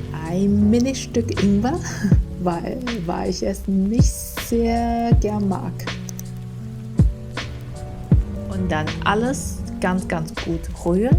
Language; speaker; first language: German; non-native, fluent; Chinese